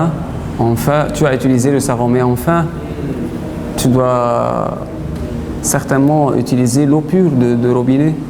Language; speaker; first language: French; non-native, fluent; Arabic